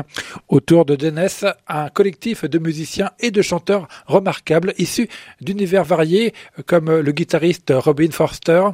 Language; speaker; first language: French; native; French